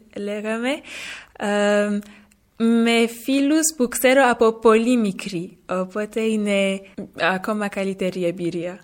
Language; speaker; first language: Greek; early bilingual, heritage; French